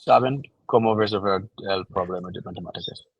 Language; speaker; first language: Spanish; non-native, learner; English